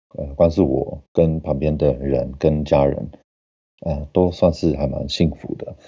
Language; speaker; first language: Chinese; non-native, fluent; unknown